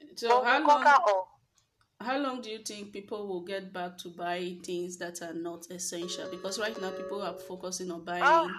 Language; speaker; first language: English; non-native, local second language; Bini